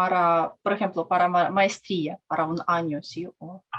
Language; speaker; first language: Spanish; non-native, learner; Russian